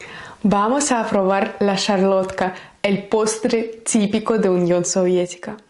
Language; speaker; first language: Spanish; non-native, learner; Russian